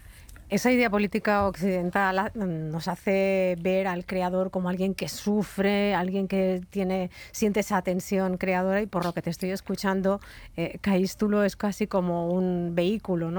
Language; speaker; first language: Spanish; native; Spanish